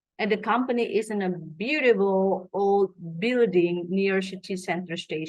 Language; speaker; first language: English; non-native, fluent; Indonesian